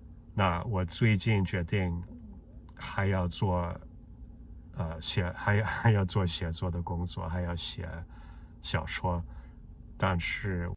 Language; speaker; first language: Chinese; non-native, fluent; English